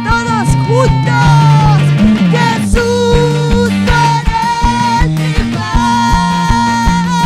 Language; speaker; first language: Spanish; native; Spanish